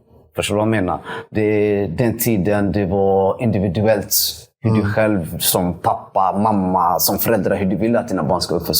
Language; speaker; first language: Swedish; early bilingual, other home language; Somali